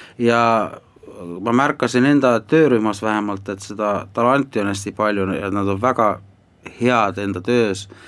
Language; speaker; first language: Estonian; non-native, local second language; Finnish